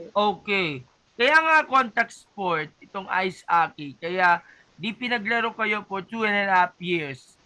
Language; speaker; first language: Filipino; native; Filipino